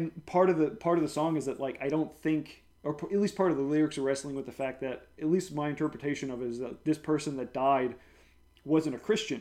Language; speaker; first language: English; native; English